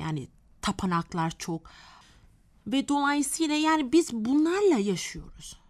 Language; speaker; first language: Turkish; non-native, fluent; Malay